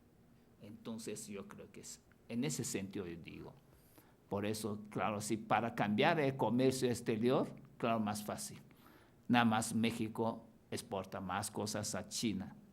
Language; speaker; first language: Spanish; non-native, fluent; Chinese